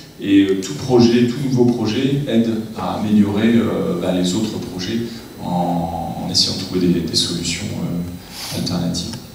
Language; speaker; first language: French; native; French